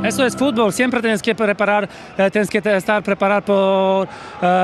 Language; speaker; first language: Spanish; non-native, fluent; Polish